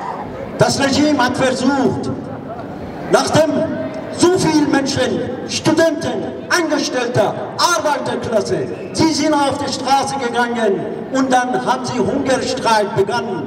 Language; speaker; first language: German; non-native, fluent; Persian